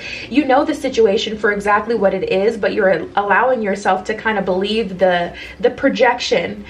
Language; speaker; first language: English; native; English